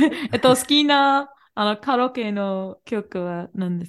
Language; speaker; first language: Japanese; non-native, fluent; English